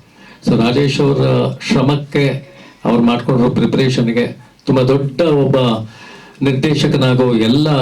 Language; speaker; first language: Kannada; native; Kannada